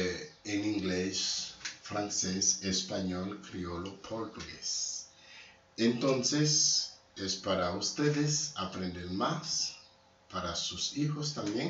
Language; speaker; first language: Spanish; non-native, learner; Haitian Creole